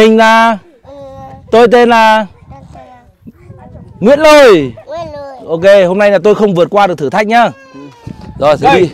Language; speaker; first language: Vietnamese; native; Vietnamese